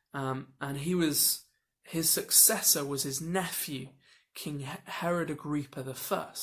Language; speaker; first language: English; native; English